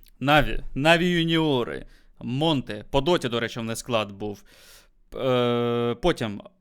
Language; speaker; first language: Ukrainian; native; Ukrainian